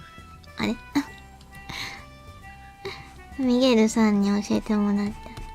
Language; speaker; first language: Japanese; native; Japanese